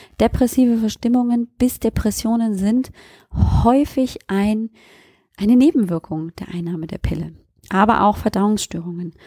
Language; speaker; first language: German; native; German